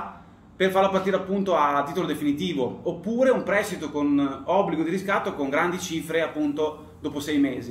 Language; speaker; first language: Italian; native; Italian